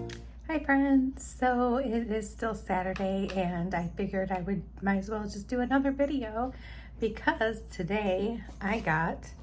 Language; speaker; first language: English; native; English